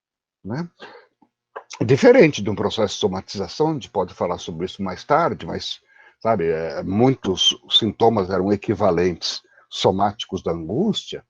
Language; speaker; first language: Portuguese; native; Portuguese